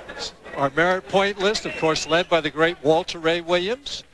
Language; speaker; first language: English; native; English